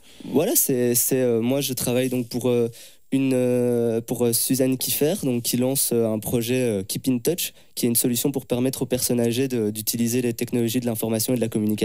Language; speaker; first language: French; native; French